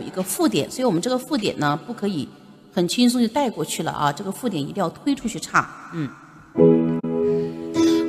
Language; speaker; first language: Chinese; native; Chinese